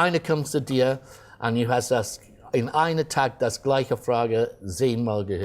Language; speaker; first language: German; non-native, fluent; English